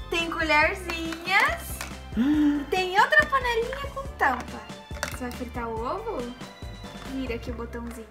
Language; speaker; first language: Portuguese; native; Portuguese